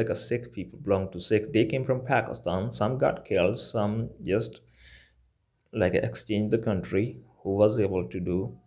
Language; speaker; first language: English; non-native, local second language; Punjabi